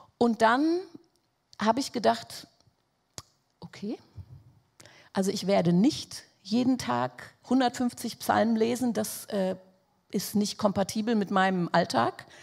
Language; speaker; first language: German; non-native, fluent; Portuguese